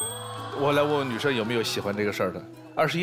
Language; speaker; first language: Chinese; native; Chinese